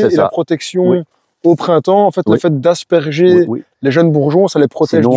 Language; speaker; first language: French; native; French